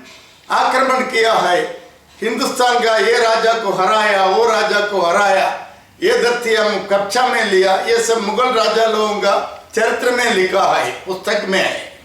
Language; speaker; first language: Hindi; non-native, local second language; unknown